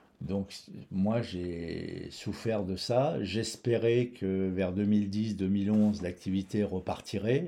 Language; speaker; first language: French; native; French